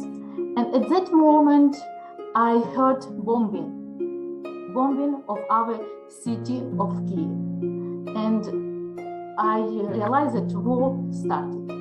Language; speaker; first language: English; non-native, learner; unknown